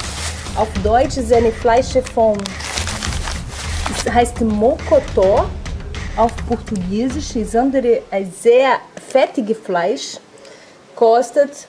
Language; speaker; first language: German; non-native, learner; Portuguese